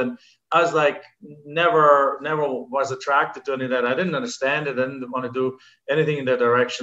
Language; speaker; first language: English; non-native, fluent; German